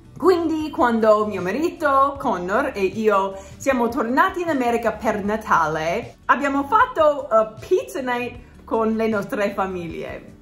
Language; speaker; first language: Italian; non-native, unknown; English